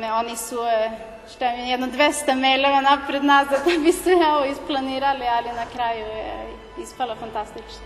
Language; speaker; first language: Serbian; early bilingual, heritage; Serbian